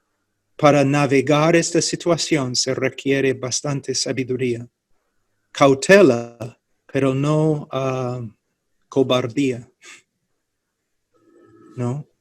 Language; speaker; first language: Spanish; non-native, fluent; English